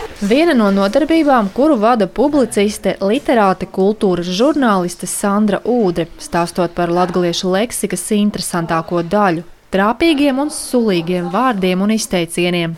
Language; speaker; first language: Latvian; native; Latvian